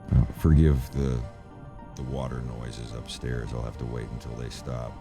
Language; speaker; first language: English; native; English